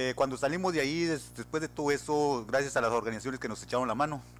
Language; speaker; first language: Spanish; native; Spanish